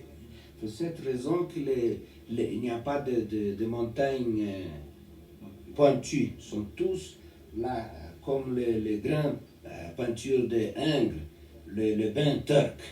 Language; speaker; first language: French; non-native, learner; Portuguese